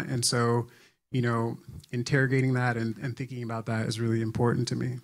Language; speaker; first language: English; native; English